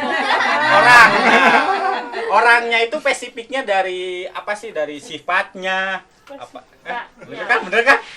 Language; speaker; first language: Indonesian; non-native, fluent; Spanish